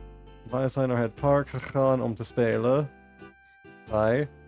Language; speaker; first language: Dutch; non-native, learner; English